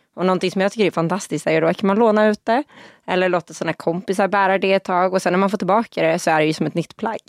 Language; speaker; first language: Swedish; early bilingual, other home language; Portuguese